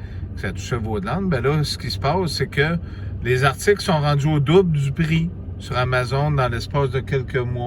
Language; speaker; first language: French; native; French